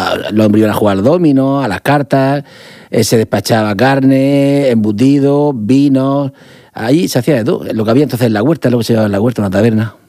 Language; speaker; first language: Spanish; native; Spanish